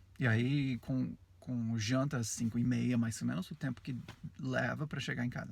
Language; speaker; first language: Portuguese; non-native, fluent; English